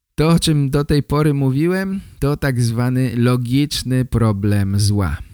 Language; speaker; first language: Polish; native; Polish